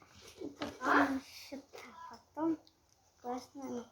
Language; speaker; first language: Russian; non-native, local second language; Kazakh